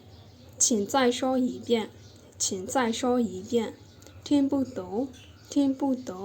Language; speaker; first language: Chinese; non-native, fluent; Burmese